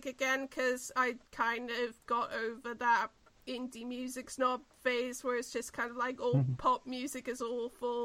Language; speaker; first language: English; native; English